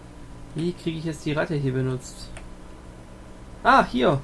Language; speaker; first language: German; native; German